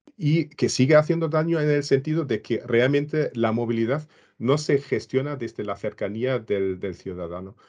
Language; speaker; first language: Spanish; non-native, fluent; German